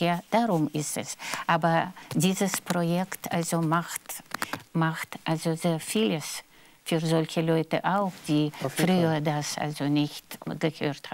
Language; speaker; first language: German; non-native, fluent; Russian